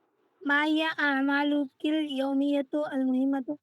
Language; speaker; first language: Arabic; non-native, learner; Urdu